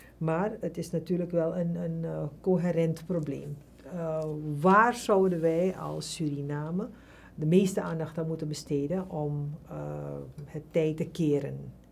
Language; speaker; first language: Dutch; native; Dutch